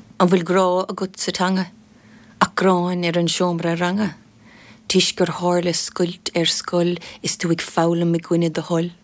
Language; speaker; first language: Irish; non-native, local second language; English